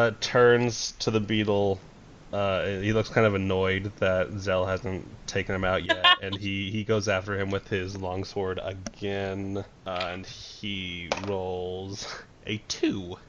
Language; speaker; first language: English; native; English